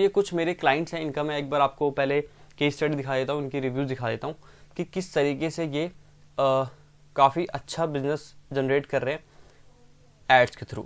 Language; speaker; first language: Hindi; native; Hindi